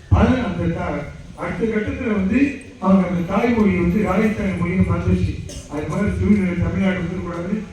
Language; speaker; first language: Tamil; non-native, local second language; Telugu